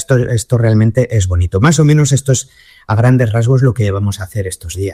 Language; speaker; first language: Spanish; native; Spanish